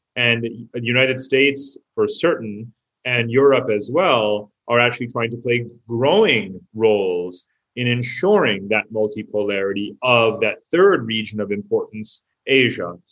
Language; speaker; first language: English; native; English